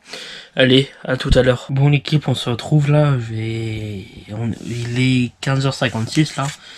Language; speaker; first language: French; native; French